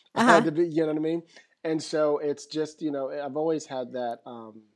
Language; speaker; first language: English; native; English